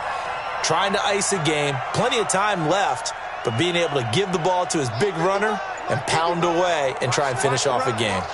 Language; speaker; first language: English; native; English